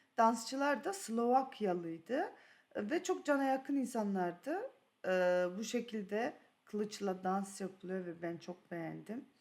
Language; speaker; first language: Turkish; early bilingual, other home language; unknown